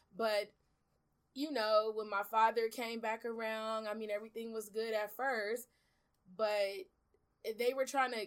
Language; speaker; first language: English; early bilingual, other home language; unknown